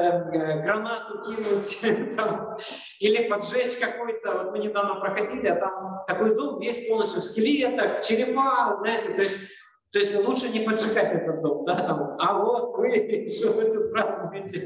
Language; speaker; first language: Russian; native; Russian